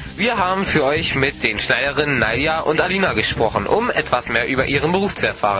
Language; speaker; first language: German; native; German